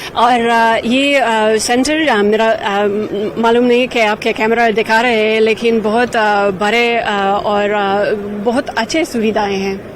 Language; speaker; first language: Hindi; non-native, fluent; English